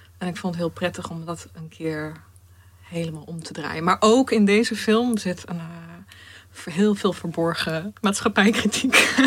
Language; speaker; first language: Dutch; early bilingual, other home language; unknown